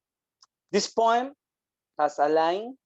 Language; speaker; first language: English; non-native, learner; Spanish